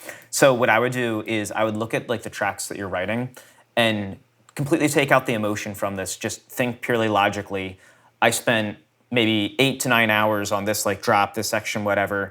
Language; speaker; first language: English; native; English